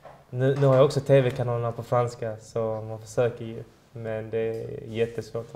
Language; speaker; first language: Swedish; early bilingual, other home language; Persian